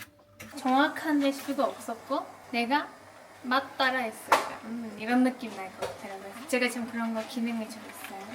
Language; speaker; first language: Korean; non-native, learner; Turkish